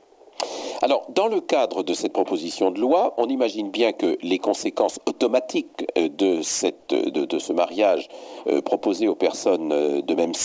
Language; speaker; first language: French; native; French